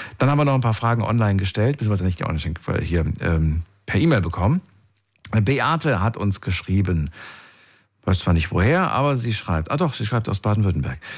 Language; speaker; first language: German; native; German